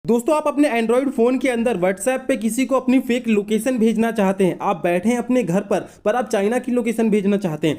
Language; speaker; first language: Hindi; native; Hindi